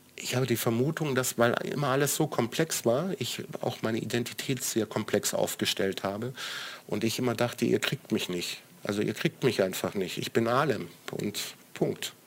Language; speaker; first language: German; early bilingual, other home language; Croatian